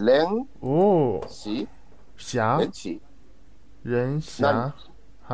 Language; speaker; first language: Japanese; non-native, learner; Chinese